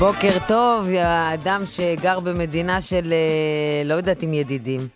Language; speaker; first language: Hebrew; native; Hebrew